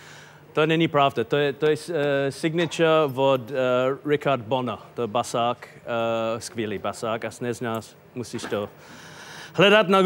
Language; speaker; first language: Czech; non-native, fluent; English